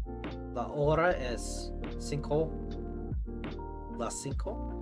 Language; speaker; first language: Spanish; non-native, learner; English